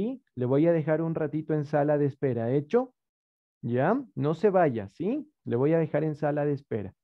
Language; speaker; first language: Spanish; native; Spanish